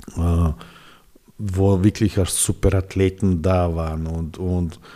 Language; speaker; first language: German; non-native, fluent; Serbian